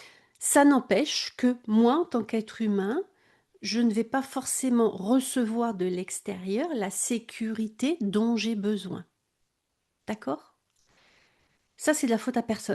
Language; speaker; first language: French; native; French